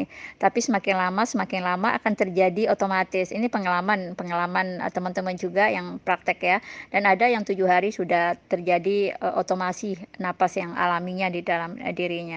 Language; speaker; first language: Indonesian; native; Indonesian